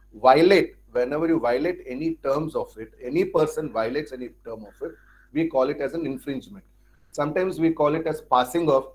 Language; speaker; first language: English; non-native, local second language; Tamil